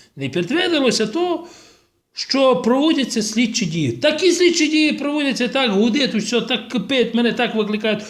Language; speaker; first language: Ukrainian; native; Ukrainian